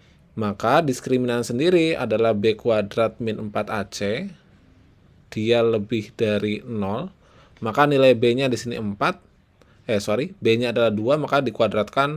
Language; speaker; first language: Indonesian; native; Indonesian